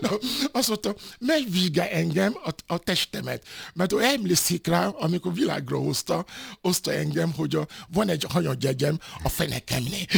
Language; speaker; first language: Hungarian; non-native, fluent; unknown